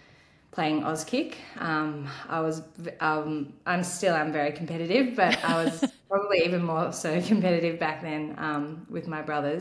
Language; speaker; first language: English; native; English